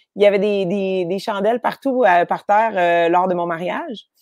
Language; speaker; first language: French; native; French